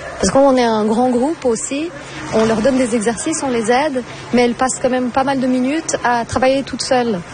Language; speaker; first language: French; non-native, fluent; Portuguese